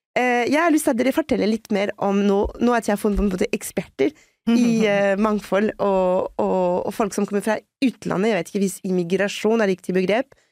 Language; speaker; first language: Norwegian; non-native, fluent; French